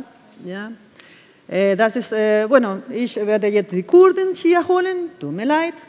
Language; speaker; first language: German; non-native, fluent; Spanish